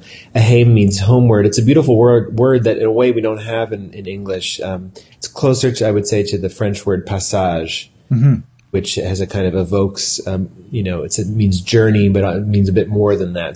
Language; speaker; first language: English; native; English